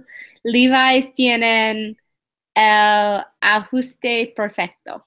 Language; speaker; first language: Spanish; non-native, learner; English